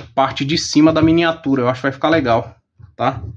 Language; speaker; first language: Portuguese; native; Portuguese